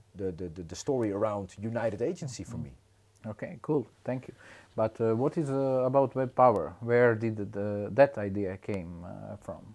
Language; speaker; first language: English; non-native, fluent; Dutch